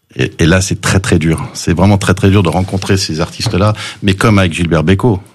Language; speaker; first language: French; early bilingual, other home language; English